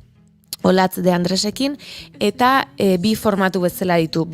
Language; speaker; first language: Basque; native; Basque